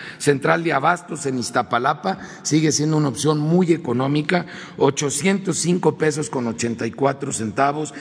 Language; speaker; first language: Spanish; native; Spanish